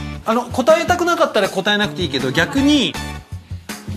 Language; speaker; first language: Japanese; native; Japanese